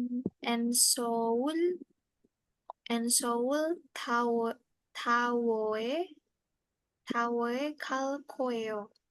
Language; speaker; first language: Korean; non-native, learner; Indonesian